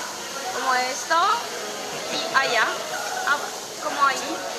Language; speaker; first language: Spanish; non-native, learner; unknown